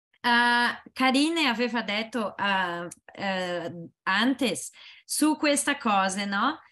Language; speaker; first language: Italian; non-native, learner; Portuguese